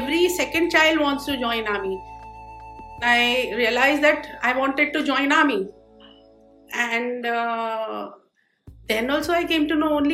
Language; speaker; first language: English; non-native, local second language; Hindi